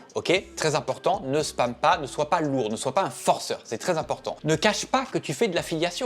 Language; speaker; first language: French; native; French